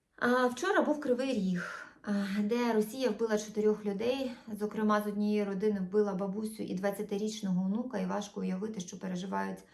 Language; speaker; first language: Ukrainian; non-native, local second language; Russian